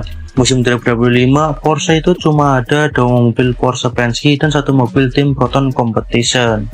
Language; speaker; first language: Indonesian; native; Indonesian